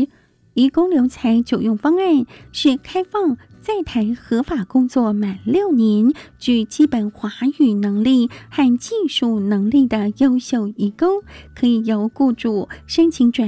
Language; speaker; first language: Chinese; native; Chinese